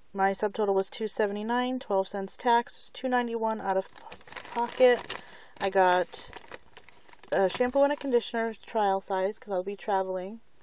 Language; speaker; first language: English; native; English